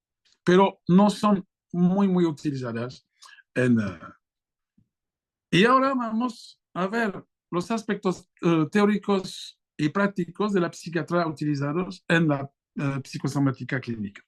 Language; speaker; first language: Spanish; non-native, fluent; French